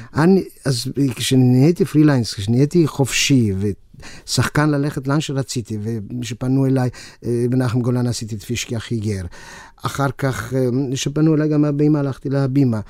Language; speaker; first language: Hebrew; non-native, fluent; Romanian